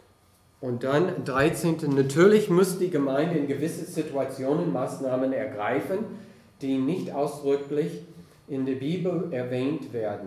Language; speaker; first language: German; non-native, fluent; English